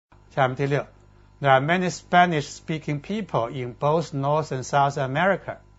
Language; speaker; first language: English; non-native, fluent; Chinese